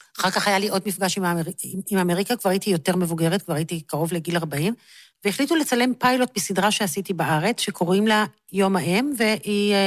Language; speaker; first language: Hebrew; native; Hebrew